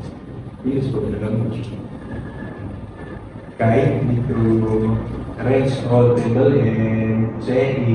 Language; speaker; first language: English; non-native, learner; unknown